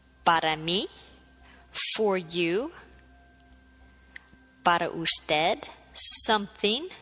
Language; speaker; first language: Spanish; non-native, fluent; English